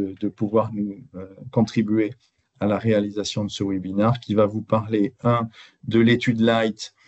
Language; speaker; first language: French; native; French